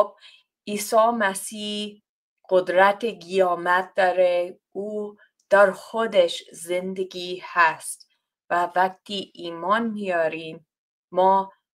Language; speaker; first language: Persian; non-native, fluent; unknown